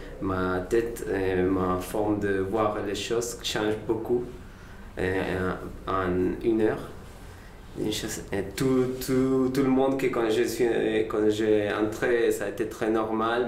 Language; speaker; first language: French; non-native, learner; Spanish